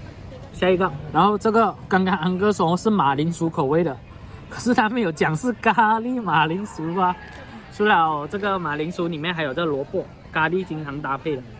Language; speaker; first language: Chinese; native; Chinese